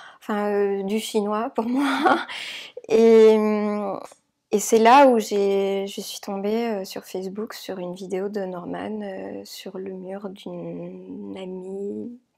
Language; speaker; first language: French; native; French